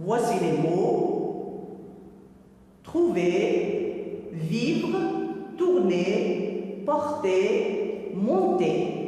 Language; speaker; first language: French; non-native, local second language; Arabic